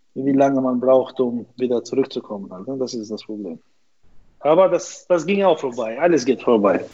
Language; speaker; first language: German; non-native, fluent; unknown